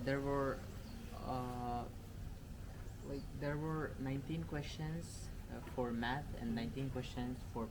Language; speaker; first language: English; non-native, fluent; Uzbek